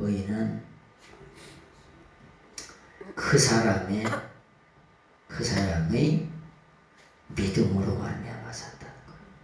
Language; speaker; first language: Korean; native; Korean